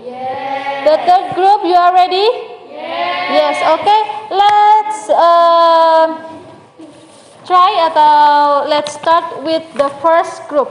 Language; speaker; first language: English; non-native, learner; Indonesian